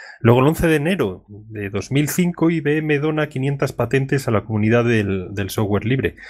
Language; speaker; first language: Spanish; native; Spanish